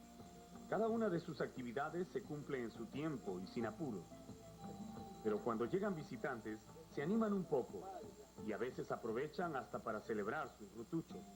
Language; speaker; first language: Spanish; native; Spanish